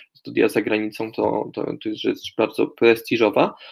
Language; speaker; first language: Polish; non-native, fluent; Russian